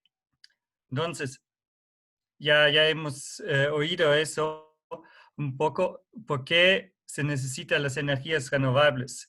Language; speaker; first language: Spanish; non-native, fluent; German